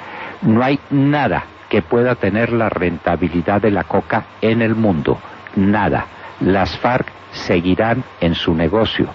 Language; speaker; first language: Spanish; native; Spanish